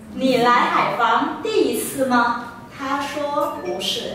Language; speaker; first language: Chinese; non-native, fluent; Vietnamese